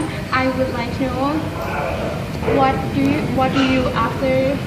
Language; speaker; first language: English; non-native, learner; Thai